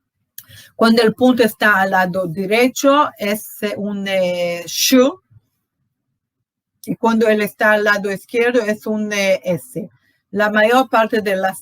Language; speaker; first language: Spanish; non-native, fluent; Portuguese